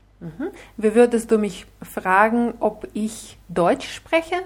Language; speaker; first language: German; non-native, fluent; Russian